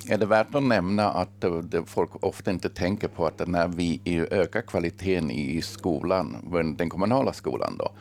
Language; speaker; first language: Swedish; native; Swedish